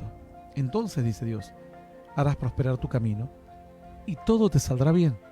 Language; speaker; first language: Spanish; native; Spanish